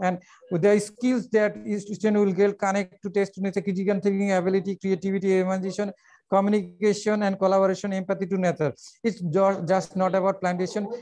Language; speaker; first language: English; non-native, local second language; Bangla